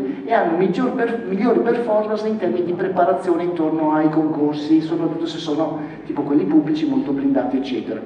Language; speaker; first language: Italian; native; Italian